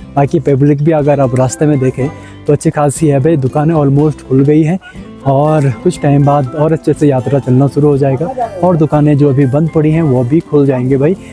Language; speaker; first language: Hindi; native; Hindi